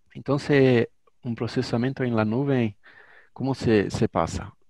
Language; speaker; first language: Spanish; non-native, learner; Portuguese